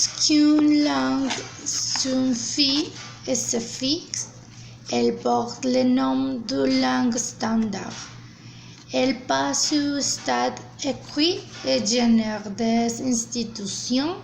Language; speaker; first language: French; non-native, learner; Spanish